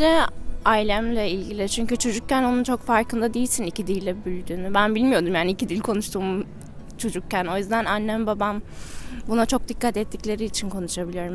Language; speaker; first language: Turkish; early bilingual, heritage; German